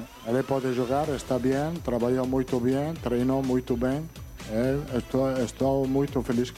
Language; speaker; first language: Portuguese; non-native, fluent; Italian